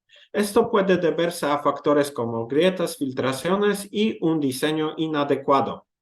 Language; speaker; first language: Spanish; non-native, learner; Polish